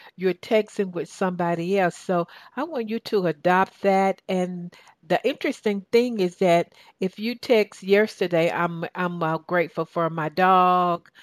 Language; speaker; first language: English; native; English